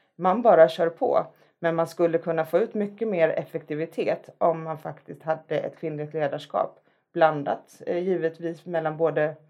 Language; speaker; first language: Swedish; native; Swedish